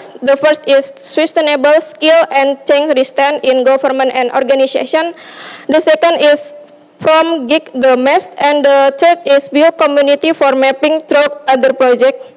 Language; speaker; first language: English; non-native, learner; Indonesian